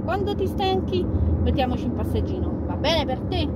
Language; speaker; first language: Italian; non-native, learner; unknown